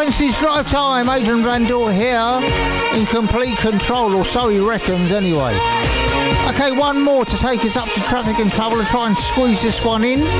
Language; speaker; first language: English; native; English